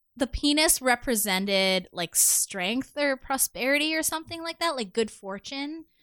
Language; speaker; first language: English; native; English